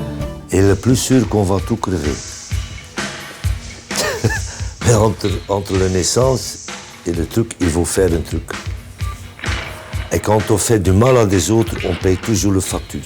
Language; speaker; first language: French; non-native, local second language; Dutch